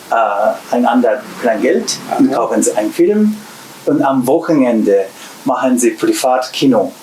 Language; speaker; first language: German; non-native, learner; Japanese